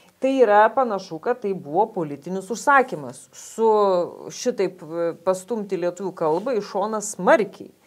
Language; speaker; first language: Lithuanian; native; Lithuanian